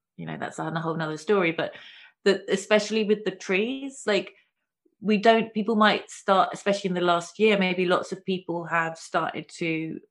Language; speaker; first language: English; native; English